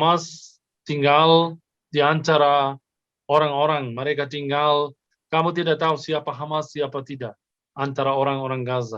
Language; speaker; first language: Indonesian; non-native, fluent; Arabic